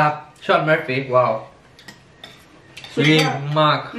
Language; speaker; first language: Thai; early bilingual, heritage; Thai